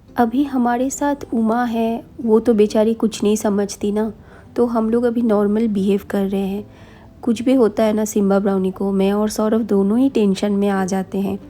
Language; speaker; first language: Hindi; non-native, local second language; Bangla